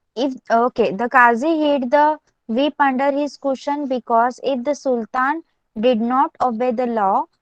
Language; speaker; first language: English; non-native, local second language; Marathi